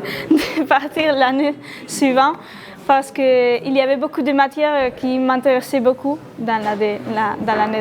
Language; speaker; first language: French; non-native, learner; Spanish